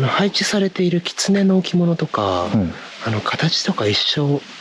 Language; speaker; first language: Japanese; native; Japanese